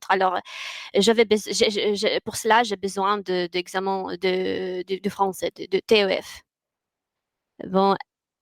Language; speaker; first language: French; non-native, fluent; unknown